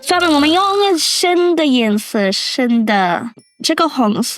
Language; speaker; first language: Chinese; non-native, learner; English